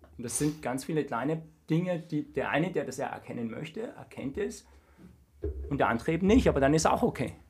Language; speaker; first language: German; native; German